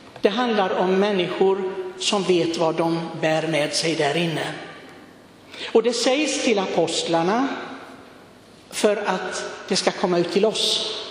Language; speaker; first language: Swedish; non-native, fluent; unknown